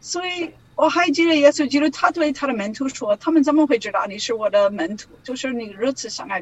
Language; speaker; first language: Chinese; non-native, learner; English